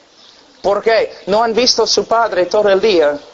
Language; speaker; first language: Spanish; non-native, fluent; English